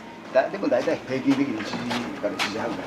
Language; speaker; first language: Japanese; native; Japanese